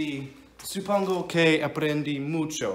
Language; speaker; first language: Spanish; non-native, learner; English